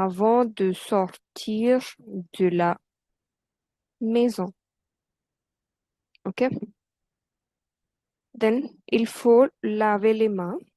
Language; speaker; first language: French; non-native, fluent; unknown